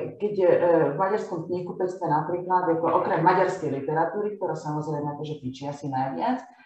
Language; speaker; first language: Slovak; non-native, fluent; Hungarian